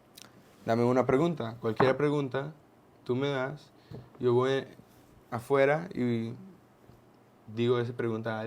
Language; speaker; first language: Spanish; non-native, learner; English